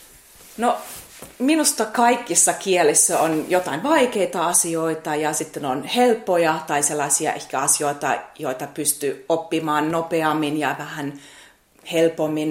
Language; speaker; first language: Finnish; non-native, fluent; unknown